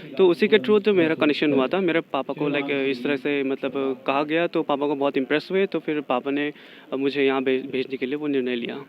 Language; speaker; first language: Hindi; non-native, local second language; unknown